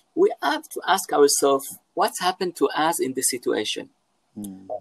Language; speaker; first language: English; non-native, fluent; Hebrew